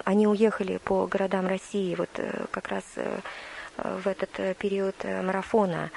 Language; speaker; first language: Russian; native; Russian